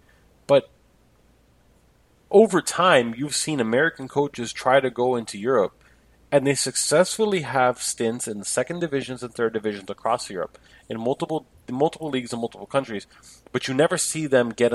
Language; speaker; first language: English; native; English